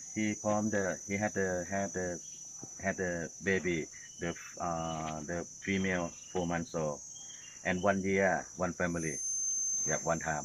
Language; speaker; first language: English; non-native, learner; Thai